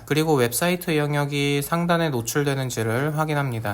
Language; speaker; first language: Korean; native; Korean